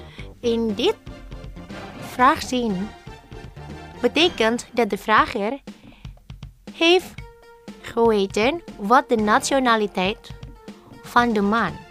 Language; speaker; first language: Dutch; non-native, learner; Indonesian